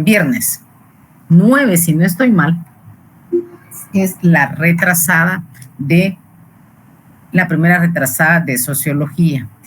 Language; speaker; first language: Spanish; native; Spanish